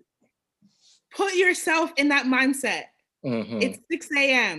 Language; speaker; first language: English; native; English